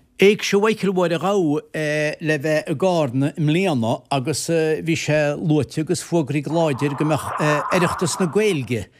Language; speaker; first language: Irish; native; Irish